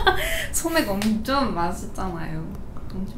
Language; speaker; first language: Korean; non-native, fluent; Japanese